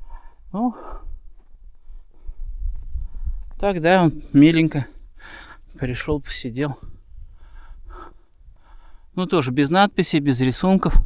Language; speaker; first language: Russian; native; Russian